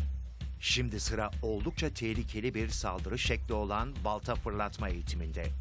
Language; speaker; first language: Turkish; native; Turkish